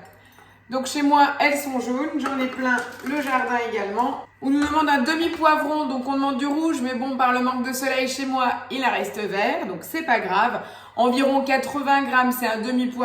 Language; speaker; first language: French; native; French